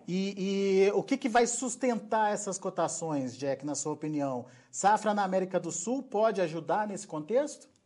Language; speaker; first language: Portuguese; native; Portuguese